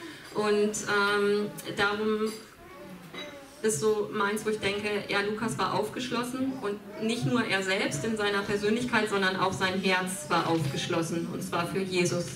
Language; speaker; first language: German; native; German